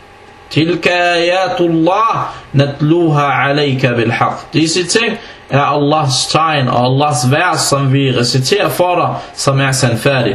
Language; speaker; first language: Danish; non-native, fluent; Arabic